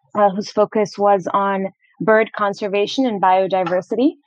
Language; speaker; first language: English; non-native, fluent; Arabic